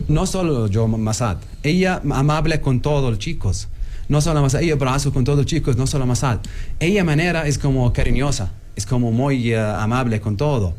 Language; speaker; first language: Spanish; non-native, learner; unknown